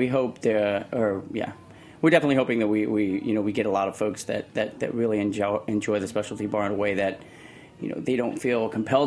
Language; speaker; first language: English; native; English